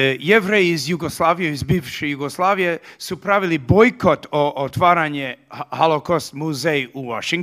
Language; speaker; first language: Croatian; early bilingual, heritage; Serbian